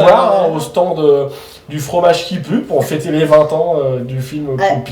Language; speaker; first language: French; native; French